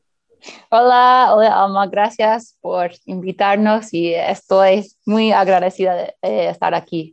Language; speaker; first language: Spanish; early bilingual, heritage; Spanish